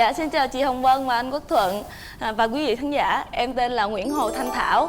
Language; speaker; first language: Vietnamese; native; Vietnamese